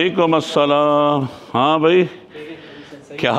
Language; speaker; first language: Urdu; non-native, local second language; Punjabi